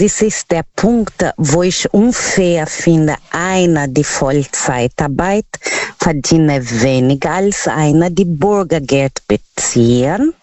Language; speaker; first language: German; non-native, learner; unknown